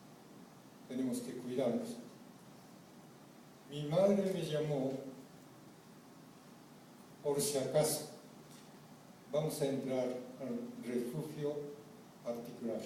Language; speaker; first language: Spanish; non-native, fluent; Japanese